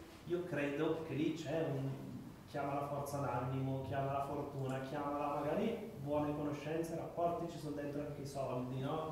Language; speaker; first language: Italian; native; Italian